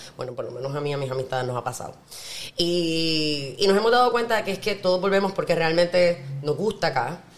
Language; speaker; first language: Spanish; native; Spanish